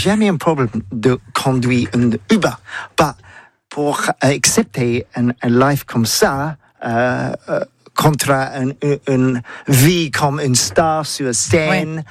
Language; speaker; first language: French; non-native, learner; English